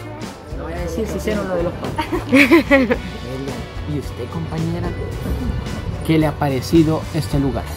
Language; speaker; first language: Spanish; native; Spanish